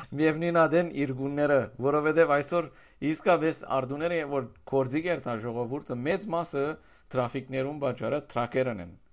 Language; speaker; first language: Armenian; early bilingual, heritage; Armenian